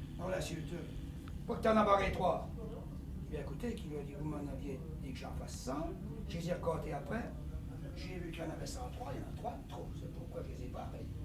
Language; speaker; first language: French; native; French